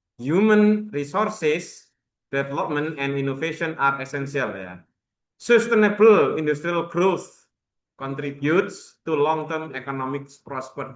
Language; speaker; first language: English; non-native, learner; Indonesian